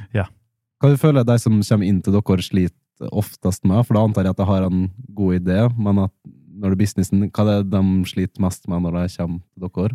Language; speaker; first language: Norwegian; native; Norwegian